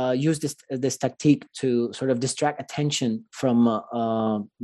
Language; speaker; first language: English; non-native, fluent; Czech